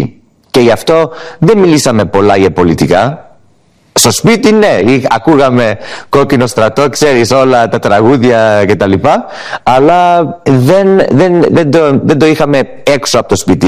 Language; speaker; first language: Greek; early bilingual, heritage; English